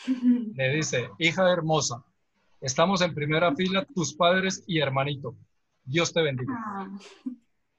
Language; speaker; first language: Spanish; native; Spanish